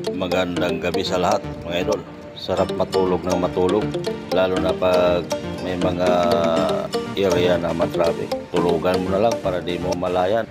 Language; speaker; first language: Filipino; non-native, local second language; Waray